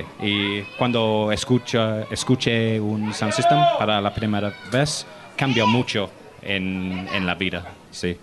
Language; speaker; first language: Spanish; non-native, learner; English